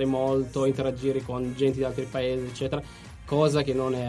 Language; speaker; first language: Italian; non-native, fluent; Arabic